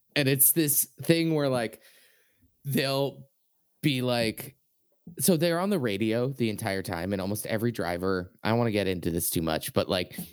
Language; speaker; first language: English; native; English